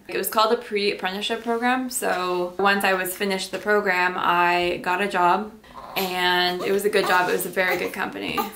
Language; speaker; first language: English; native; English